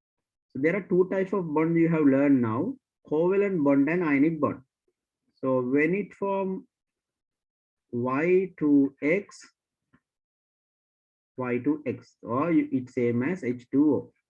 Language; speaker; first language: English; non-native, local second language; Sinhala